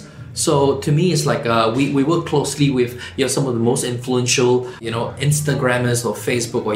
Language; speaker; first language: English; non-native, local second language; Chinese